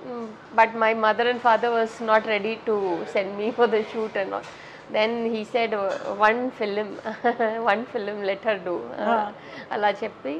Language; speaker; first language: Telugu; non-native, local second language; Tamil